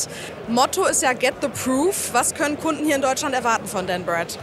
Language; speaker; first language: German; native; German